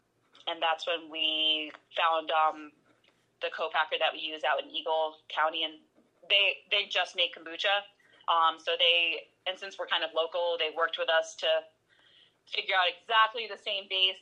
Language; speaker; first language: English; native; English